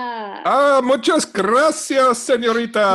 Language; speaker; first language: Spanish; non-native, learner; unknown